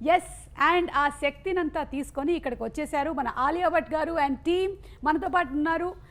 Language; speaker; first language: Telugu; non-native, local second language; Malayalam